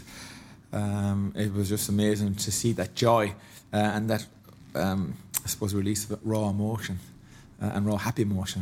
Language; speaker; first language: English; native; English